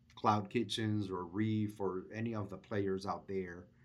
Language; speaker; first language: English; non-native, fluent; Spanish